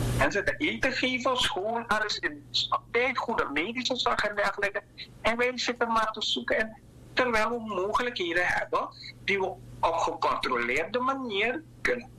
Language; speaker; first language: Dutch; native; Dutch